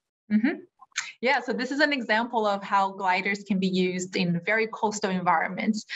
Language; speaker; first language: English; non-native, fluent; Portuguese